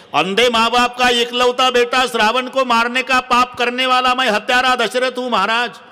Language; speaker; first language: Hindi; non-native, local second language; Marathi